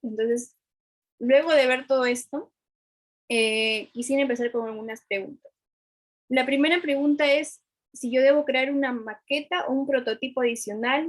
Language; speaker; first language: Spanish; native; Spanish